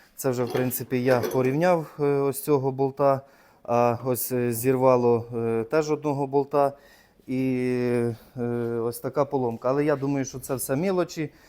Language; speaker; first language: Ukrainian; native; Ukrainian